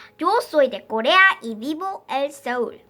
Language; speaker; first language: Spanish; non-native, learner; Korean